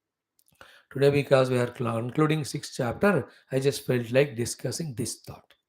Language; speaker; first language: English; non-native, local second language; Hindi